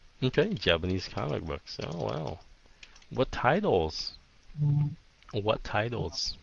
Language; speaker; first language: English; early bilingual, heritage; Vietnamese